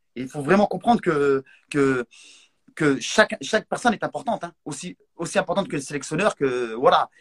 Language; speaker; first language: French; non-native, local second language; Arabic